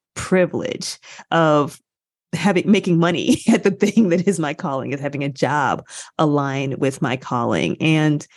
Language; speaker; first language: English; native; English